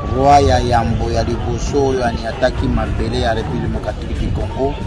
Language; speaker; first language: Lingala; non-native, local second language; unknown